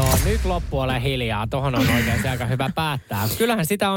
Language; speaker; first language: Finnish; native; Finnish